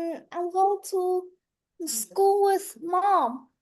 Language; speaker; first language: English; non-native, learner; Vietnamese